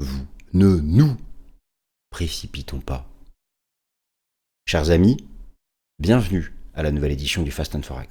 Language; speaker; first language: French; native; French